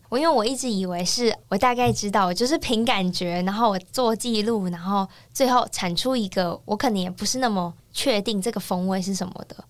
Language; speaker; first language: Chinese; native; Chinese